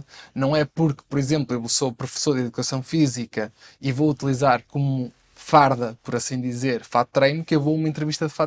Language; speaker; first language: Portuguese; native; Portuguese